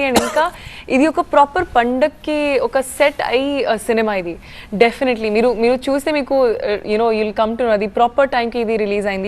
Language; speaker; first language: Telugu; non-native, fluent; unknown